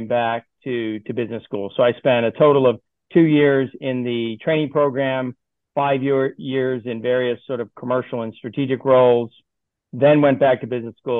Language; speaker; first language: English; native; English